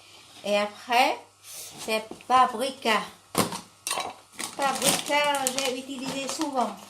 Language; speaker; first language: French; non-native, fluent; Vietnamese